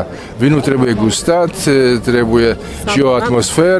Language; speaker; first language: Romanian; non-native, fluent; Czech